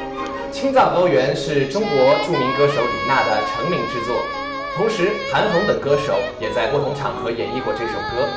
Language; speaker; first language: Chinese; native; Chinese